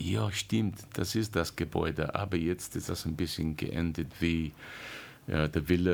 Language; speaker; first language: German; non-native, learner; English